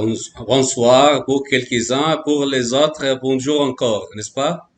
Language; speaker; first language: French; non-native, fluent; Arabic